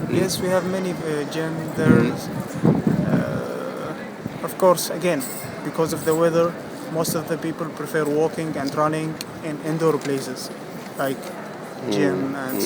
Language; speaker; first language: English; non-native, fluent; Arabic